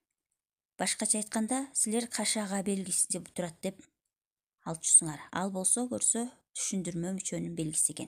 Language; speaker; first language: Kyrgyz; native; Kyrgyz